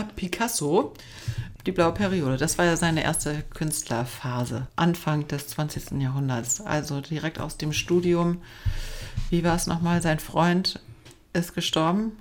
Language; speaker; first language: German; native; German